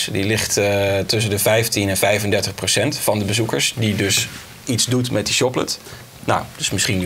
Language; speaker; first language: Dutch; native; Dutch